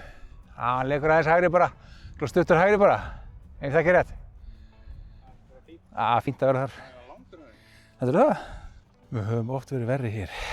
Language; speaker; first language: Icelandic; native; Icelandic